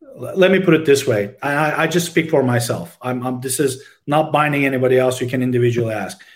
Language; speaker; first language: English; non-native, fluent; Turkish